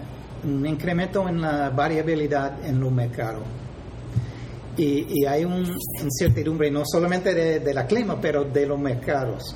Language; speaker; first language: Spanish; non-native, fluent; English